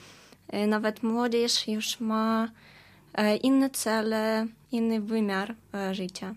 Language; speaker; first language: Polish; non-native, fluent; Russian